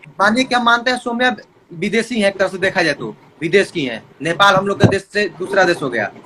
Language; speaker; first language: Hindi; native; Hindi